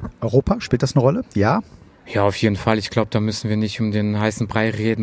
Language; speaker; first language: German; native; German